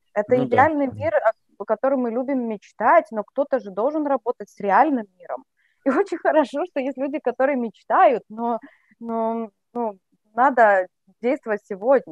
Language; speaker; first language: Russian; native; Russian